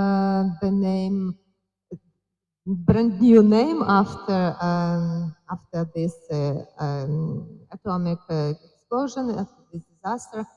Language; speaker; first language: English; non-native, fluent; Ukrainian